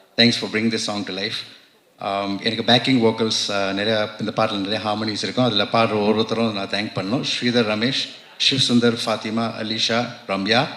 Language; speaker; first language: Tamil; early bilingual, heritage; Tamil